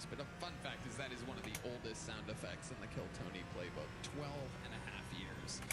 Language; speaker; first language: English; native; English